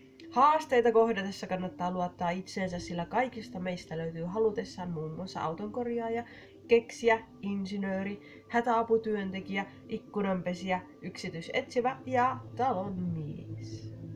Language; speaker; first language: Finnish; native; Finnish